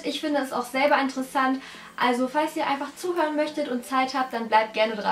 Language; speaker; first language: German; native; German